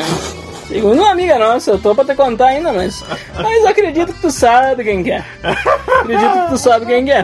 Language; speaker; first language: Portuguese; native; Portuguese